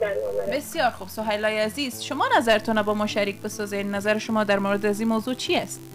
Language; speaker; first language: Persian; non-native, local second language; Pashto